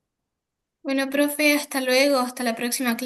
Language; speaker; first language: Spanish; native; Spanish